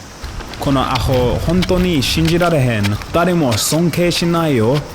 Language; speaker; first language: Japanese; non-native, learner; English